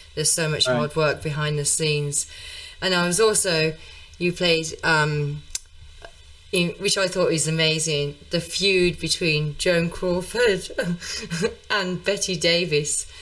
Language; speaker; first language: English; native; English